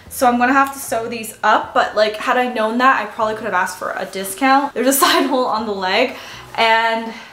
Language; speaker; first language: English; native; English